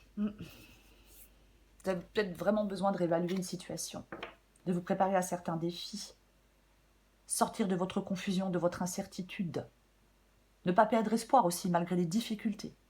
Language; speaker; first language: French; native; French